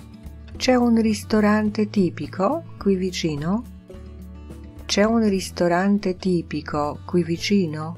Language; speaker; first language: Italian; non-native, fluent; Polish